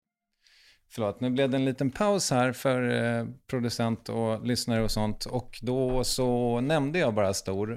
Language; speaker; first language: Swedish; native; Swedish